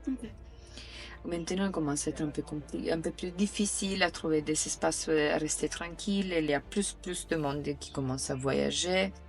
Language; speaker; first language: French; non-native, fluent; Italian